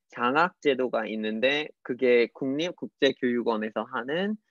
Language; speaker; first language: Korean; non-native, fluent; English